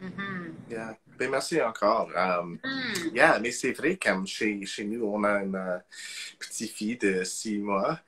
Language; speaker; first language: French; non-native, local second language; English